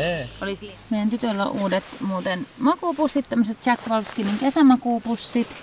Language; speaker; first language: Finnish; native; Finnish